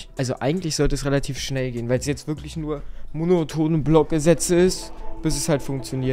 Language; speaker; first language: German; native; German